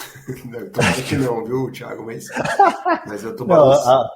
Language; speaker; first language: Portuguese; native; Portuguese